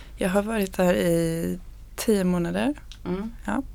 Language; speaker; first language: Swedish; native; Swedish